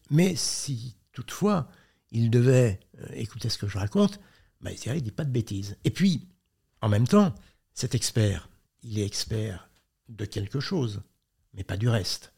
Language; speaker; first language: French; native; French